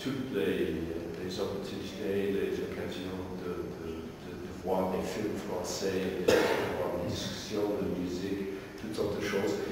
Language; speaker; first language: French; non-native, learner; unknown